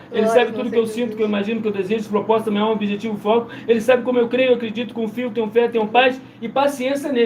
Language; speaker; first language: Portuguese; native; Portuguese